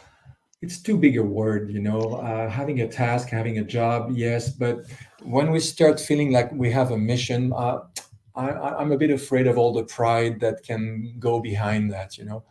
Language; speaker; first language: English; non-native, fluent; French